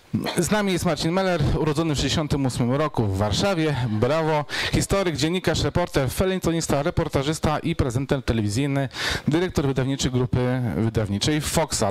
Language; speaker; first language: Polish; native; Polish